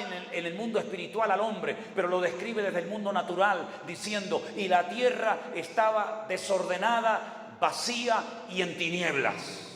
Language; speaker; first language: Spanish; native; Spanish